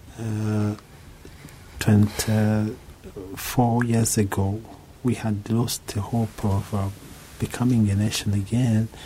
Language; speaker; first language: English; non-native, local second language; Kinyarwanda